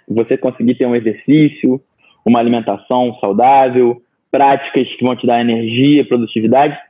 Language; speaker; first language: Portuguese; native; Portuguese